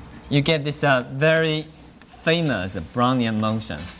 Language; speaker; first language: English; non-native, fluent; Chinese